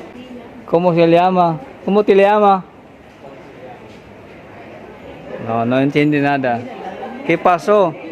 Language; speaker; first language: Spanish; non-native, learner; Filipino